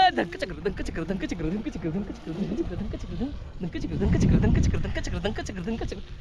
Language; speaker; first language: Hindi; non-native, local second language; Marathi